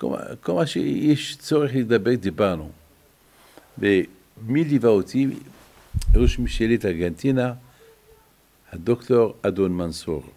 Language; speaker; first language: Hebrew; non-native, fluent; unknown